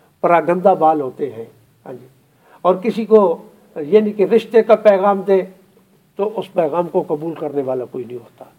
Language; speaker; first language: Urdu; non-native, local second language; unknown